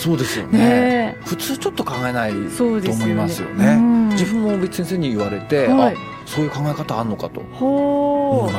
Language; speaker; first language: Japanese; native; Japanese